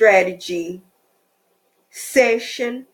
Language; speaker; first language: English; native; English